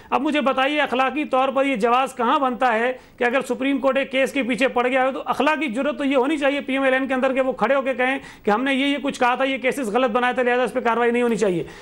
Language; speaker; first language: Urdu; native; Urdu